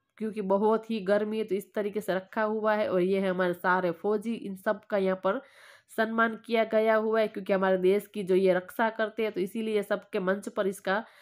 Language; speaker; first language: Hindi; non-native, local second language; Gujarati